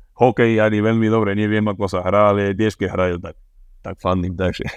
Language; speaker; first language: Slovak; non-native, learner; Spanish